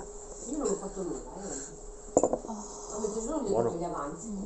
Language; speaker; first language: Italian; native; Italian